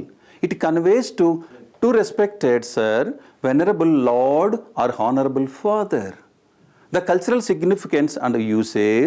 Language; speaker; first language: English; non-native, local second language; Telugu